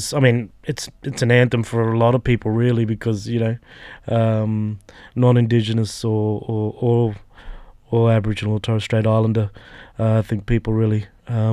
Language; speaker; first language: English; native; English